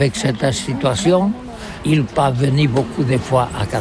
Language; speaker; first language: French; non-native, learner; Catalan